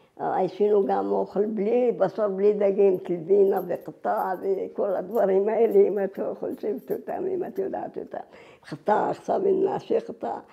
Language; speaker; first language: Hebrew; non-native, fluent; Arabic